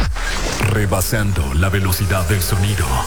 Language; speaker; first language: Spanish; native; Spanish